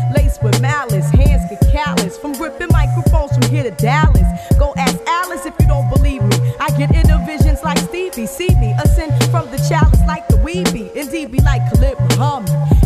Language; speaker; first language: English; non-native, fluent; Dutch